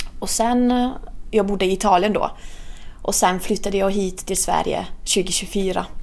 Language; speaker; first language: Swedish; non-native, fluent; Italian